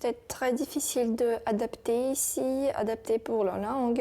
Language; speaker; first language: French; non-native, learner; Ukrainian